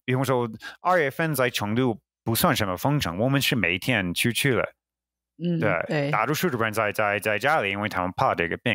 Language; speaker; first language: Chinese; non-native, fluent; English